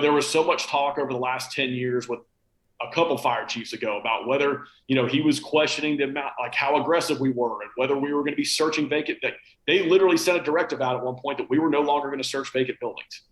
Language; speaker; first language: English; native; English